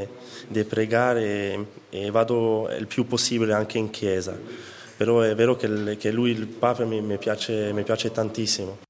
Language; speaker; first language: Italian; non-native, fluent; French